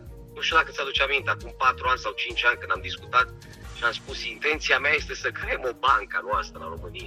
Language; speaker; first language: Romanian; native; Romanian